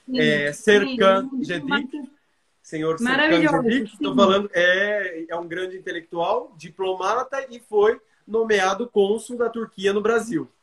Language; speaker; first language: Portuguese; native; Portuguese